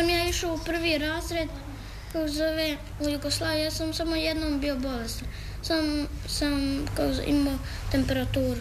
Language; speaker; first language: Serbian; early bilingual, heritage; Croatian